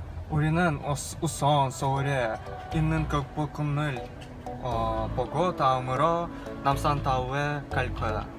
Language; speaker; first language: Korean; non-native, learner; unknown